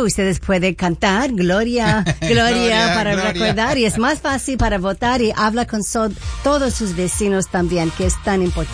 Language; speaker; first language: Spanish; early bilingual, heritage; Spanish